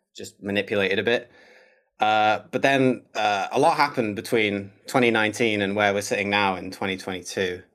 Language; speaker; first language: English; native; English